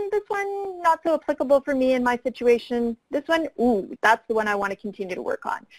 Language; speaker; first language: English; native; English